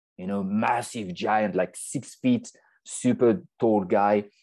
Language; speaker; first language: English; non-native, fluent; French